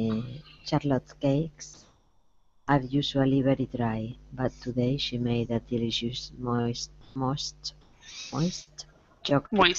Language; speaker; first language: English; non-native, learner; Spanish